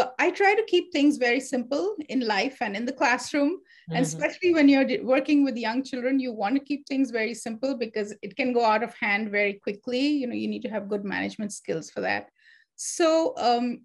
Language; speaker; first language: English; non-native, local second language; Hindi